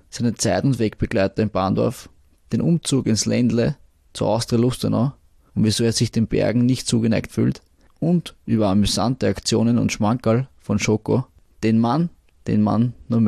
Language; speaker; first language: German; native; German